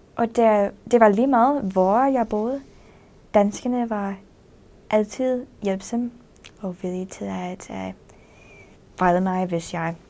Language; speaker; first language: Danish; non-native, fluent; English